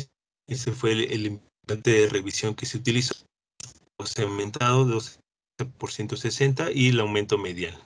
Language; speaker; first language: Spanish; native; Spanish